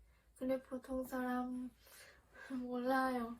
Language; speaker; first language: Korean; non-native, learner; Vietnamese